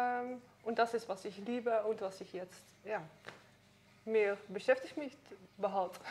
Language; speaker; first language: German; non-native, learner; Dutch